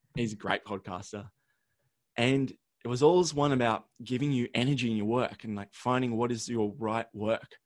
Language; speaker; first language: English; early bilingual, other home language; Ukrainian